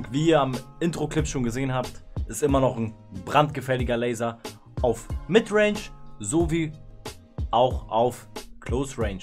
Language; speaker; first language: German; native; German